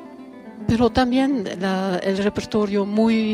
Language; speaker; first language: Spanish; non-native, learner; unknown